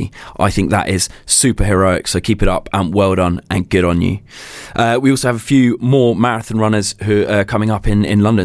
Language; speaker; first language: English; native; English